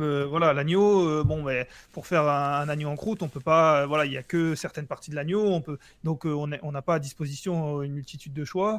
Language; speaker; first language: French; native; French